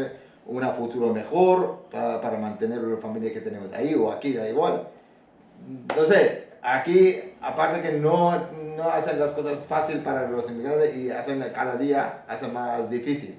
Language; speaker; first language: Spanish; non-native, learner; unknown